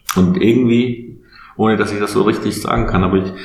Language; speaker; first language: German; non-native, fluent; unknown